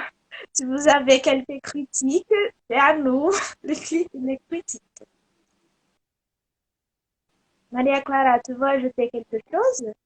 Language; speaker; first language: French; non-native, learner; Portuguese